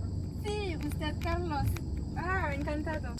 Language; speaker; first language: Spanish; non-native, learner; French